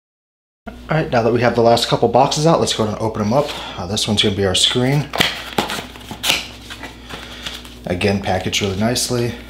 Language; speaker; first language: English; native; English